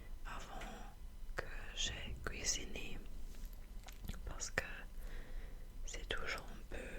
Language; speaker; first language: French; non-native, fluent; German